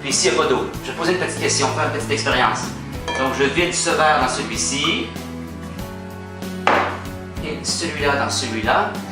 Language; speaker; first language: French; native; French